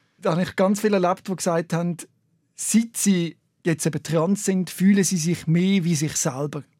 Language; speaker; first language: German; native; German